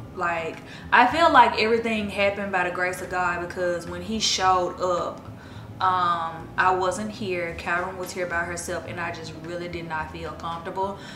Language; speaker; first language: English; native; English